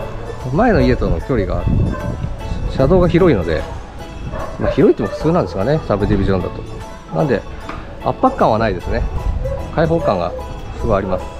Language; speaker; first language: Japanese; native; Japanese